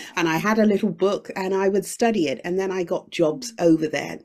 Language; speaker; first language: English; native; English